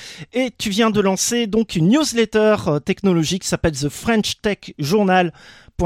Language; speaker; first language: French; native; French